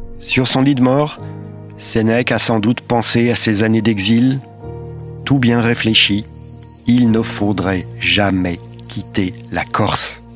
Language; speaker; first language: French; native; French